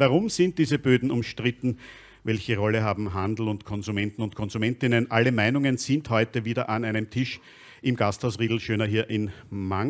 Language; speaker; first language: German; native; German